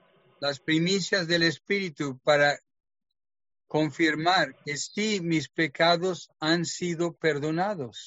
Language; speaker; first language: Spanish; non-native, fluent; English